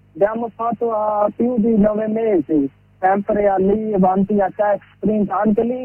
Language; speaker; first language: Italian; non-native, learner; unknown